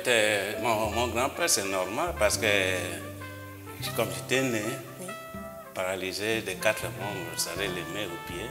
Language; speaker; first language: French; non-native, local second language; Igbo